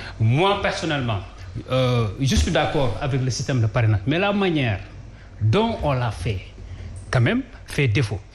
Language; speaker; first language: French; non-native, local second language; Wolof